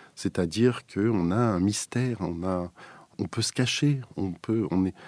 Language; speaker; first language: French; native; French